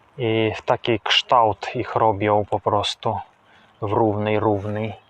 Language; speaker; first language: Polish; non-native, fluent; Russian